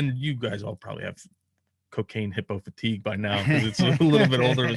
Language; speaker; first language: English; native; English